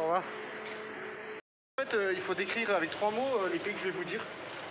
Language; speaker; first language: French; native; French